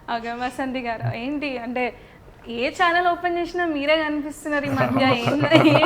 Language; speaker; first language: Telugu; native; Telugu